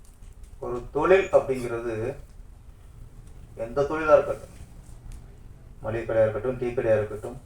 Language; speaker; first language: Tamil; native; Tamil